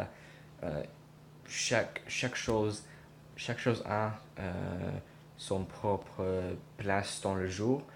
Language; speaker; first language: French; non-native, learner; English